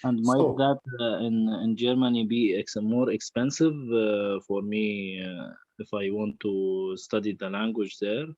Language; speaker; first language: English; non-native, learner; Arabic